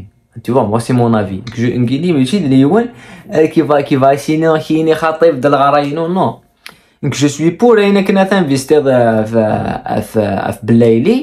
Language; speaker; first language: French; non-native, local second language; Kabyle